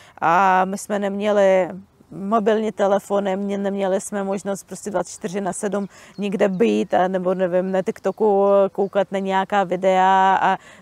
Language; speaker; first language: Czech; non-native, fluent; Russian